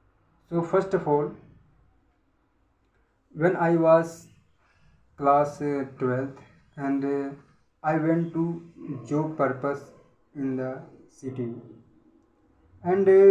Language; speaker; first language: English; non-native, learner; Hindi